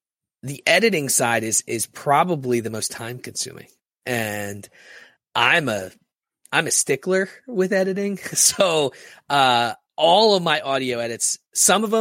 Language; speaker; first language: English; native; English